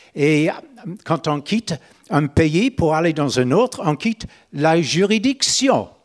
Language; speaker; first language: French; non-native, fluent; English